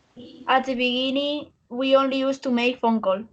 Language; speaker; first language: English; non-native, learner; Spanish